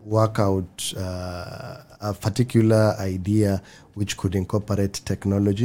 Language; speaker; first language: English; non-native, local second language; Swahili